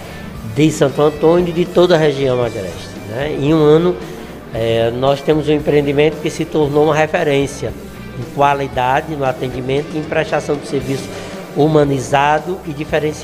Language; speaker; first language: Portuguese; native; Portuguese